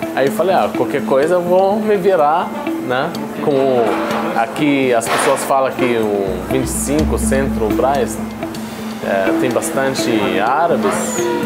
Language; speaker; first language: Portuguese; non-native, learner; Arabic